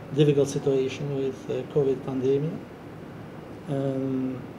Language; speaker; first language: English; non-native, learner; Albanian